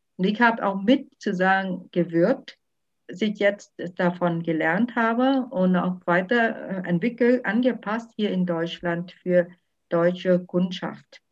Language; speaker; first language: German; non-native, fluent; Vietnamese